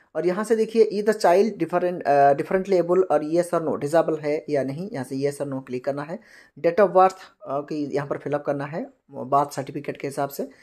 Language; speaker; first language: Hindi; non-native, local second language; Bangla